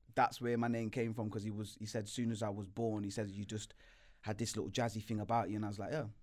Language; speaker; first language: English; native; English